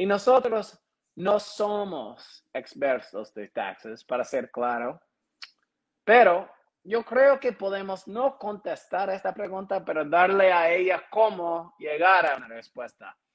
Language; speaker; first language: Spanish; non-native, learner; English